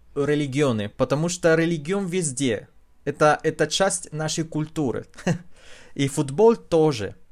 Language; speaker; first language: Russian; non-native, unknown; Spanish